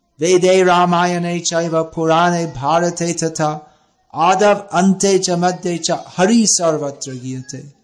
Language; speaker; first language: Bangla; non-native, fluent; English